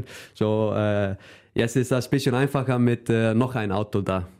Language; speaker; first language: German; non-native, fluent; Icelandic